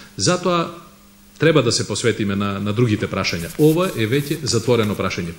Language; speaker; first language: Macedonian; native; Macedonian